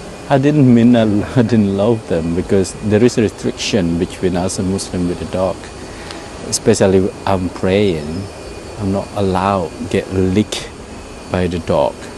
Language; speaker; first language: English; non-native, fluent; Indonesian